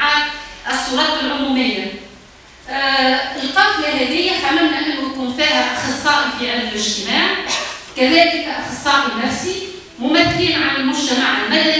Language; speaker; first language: Arabic; native; Arabic